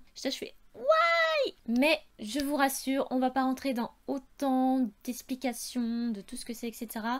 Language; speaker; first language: French; native; French